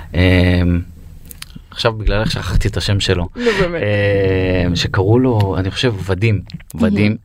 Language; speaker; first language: Hebrew; native; Hebrew